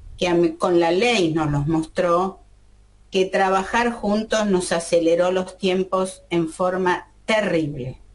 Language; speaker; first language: Spanish; native; Spanish